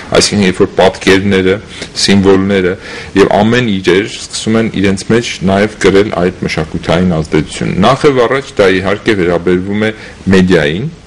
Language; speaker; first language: Armenian; native; Armenian